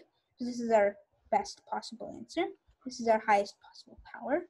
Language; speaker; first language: English; native; English